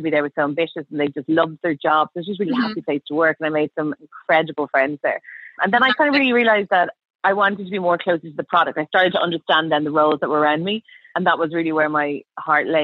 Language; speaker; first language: English; native; English